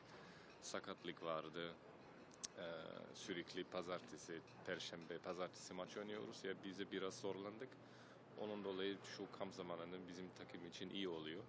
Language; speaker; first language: Turkish; early bilingual, heritage; German